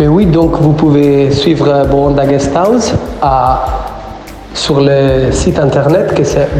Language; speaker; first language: French; non-native, fluent; Italian